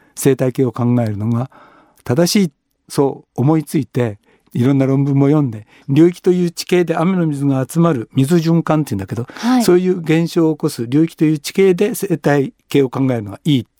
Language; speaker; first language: Japanese; native; Japanese